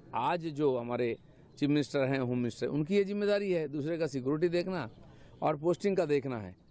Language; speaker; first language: Hindi; non-native, local second language; Bangla